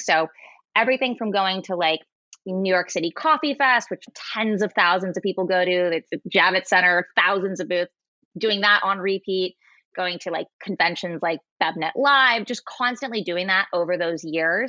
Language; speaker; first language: English; native; English